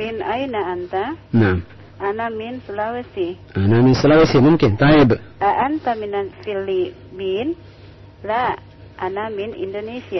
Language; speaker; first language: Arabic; non-native, learner; Indonesian